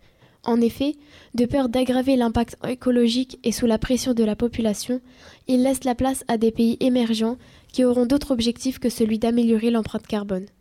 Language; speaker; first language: French; native; French